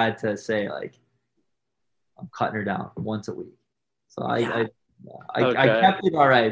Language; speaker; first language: English; native; English